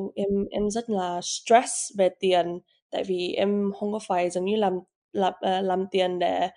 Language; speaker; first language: Vietnamese; early bilingual, heritage; Vietnamese